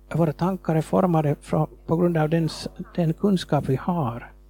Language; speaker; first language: Swedish; non-native, fluent; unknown